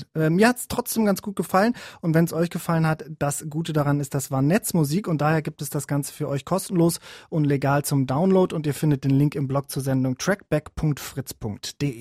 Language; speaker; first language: German; native; German